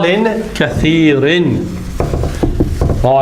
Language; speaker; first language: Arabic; non-native, fluent; English